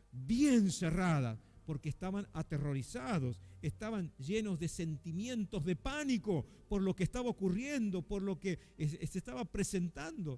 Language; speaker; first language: Spanish; native; Spanish